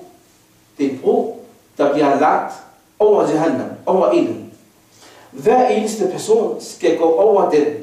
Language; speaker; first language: Danish; non-native, fluent; Arabic